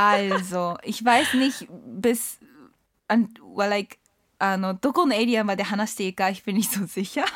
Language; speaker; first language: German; non-native, learner; Japanese